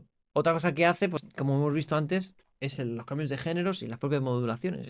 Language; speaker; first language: Spanish; native; Spanish